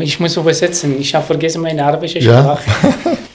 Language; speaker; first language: German; non-native, learner; Arabic